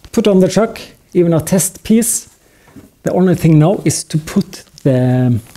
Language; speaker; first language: English; non-native, fluent; Norwegian